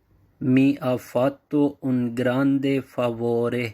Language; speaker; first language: Italian; non-native, fluent; Urdu